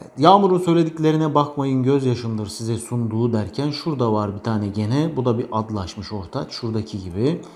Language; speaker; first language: Turkish; native; Turkish